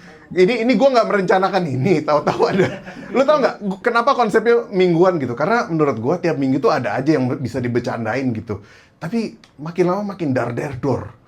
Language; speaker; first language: Indonesian; native; Indonesian